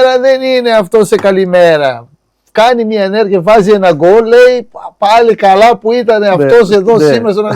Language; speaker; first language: Greek; non-native, fluent; Portuguese